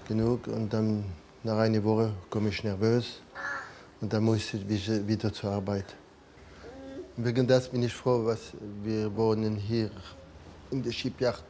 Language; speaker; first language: German; non-native, learner; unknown